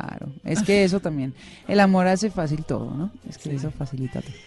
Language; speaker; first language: Spanish; non-native, fluent; Dutch